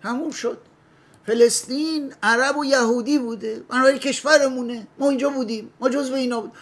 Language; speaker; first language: Persian; native; Persian